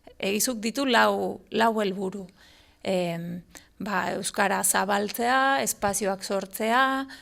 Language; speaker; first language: Basque; non-native, fluent; Spanish